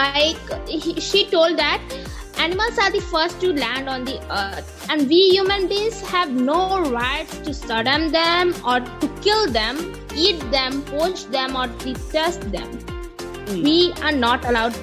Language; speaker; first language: English; non-native, local second language; Hindi